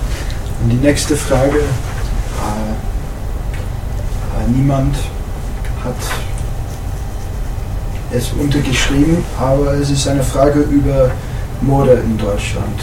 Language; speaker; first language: German; non-native, learner; English